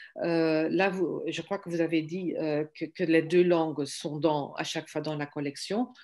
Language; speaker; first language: French; non-native, fluent; Dutch